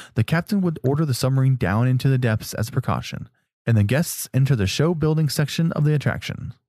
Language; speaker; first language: English; native; English